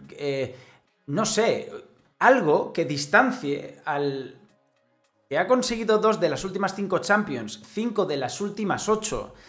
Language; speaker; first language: Spanish; native; Spanish